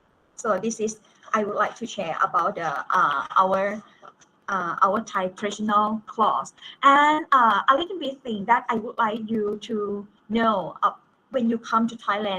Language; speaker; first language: English; non-native, fluent; Thai